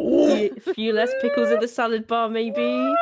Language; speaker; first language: English; native; English